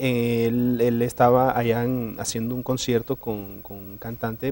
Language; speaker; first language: Spanish; native; Spanish